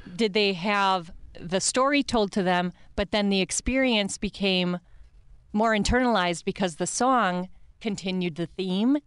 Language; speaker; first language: English; early bilingual, other home language; Italian